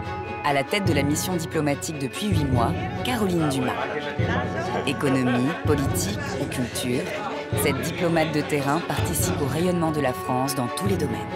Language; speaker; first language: French; native; French